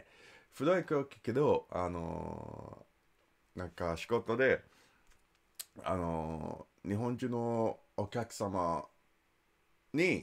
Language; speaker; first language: Japanese; non-native, learner; English